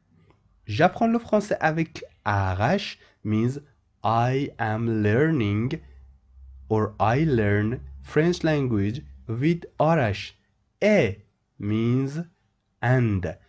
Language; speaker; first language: English; non-native, fluent; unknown